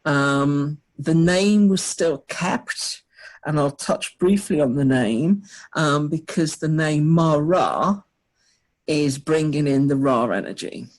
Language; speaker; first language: English; native; English